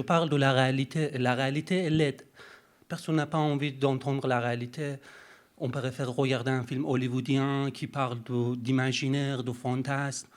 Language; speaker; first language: French; non-native, fluent; Persian